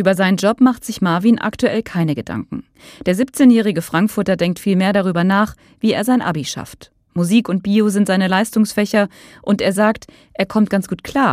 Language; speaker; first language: German; native; German